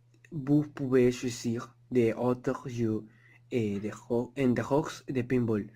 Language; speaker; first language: French; non-native, learner; Spanish